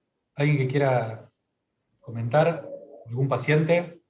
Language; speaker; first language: Spanish; native; Spanish